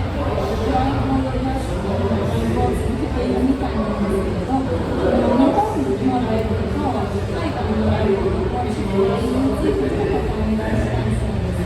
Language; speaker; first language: Japanese; non-native, fluent; Portuguese